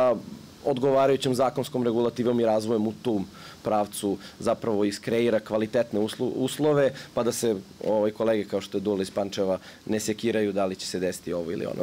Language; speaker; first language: Serbian; native; Serbian